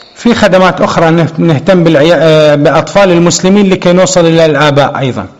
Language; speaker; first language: Arabic; non-native, fluent; Persian